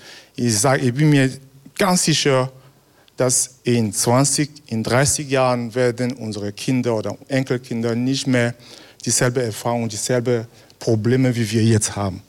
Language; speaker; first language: German; non-native, fluent; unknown